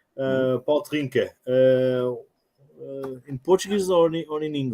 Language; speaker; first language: English; non-native, learner; Portuguese